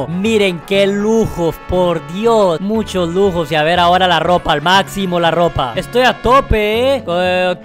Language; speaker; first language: Spanish; native; Spanish